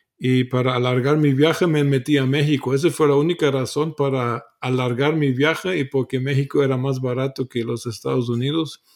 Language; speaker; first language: Spanish; non-native, fluent; German